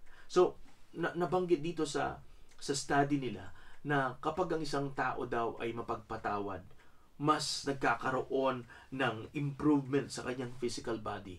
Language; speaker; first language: Filipino; native; Filipino